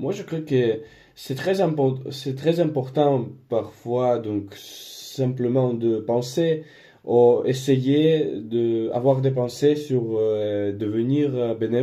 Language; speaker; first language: French; non-native, learner; Spanish